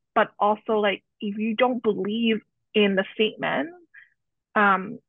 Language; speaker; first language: English; native; English